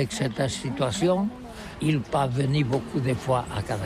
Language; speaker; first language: French; non-native, learner; Catalan